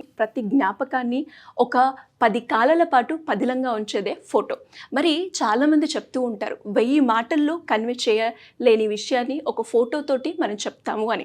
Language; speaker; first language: Telugu; native; Telugu